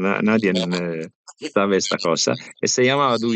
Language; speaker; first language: Spanish; non-native, learner; Italian